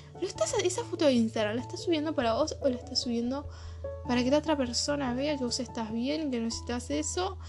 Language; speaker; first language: Spanish; native; Spanish